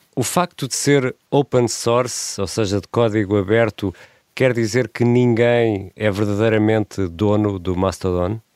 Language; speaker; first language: Portuguese; native; Portuguese